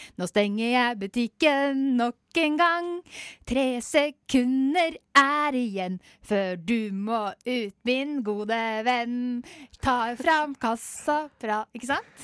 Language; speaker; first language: Norwegian; native; Norwegian